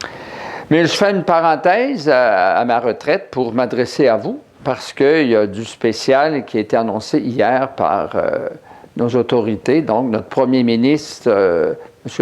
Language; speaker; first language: French; native; French